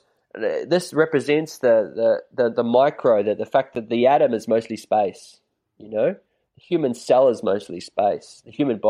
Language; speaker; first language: English; native; English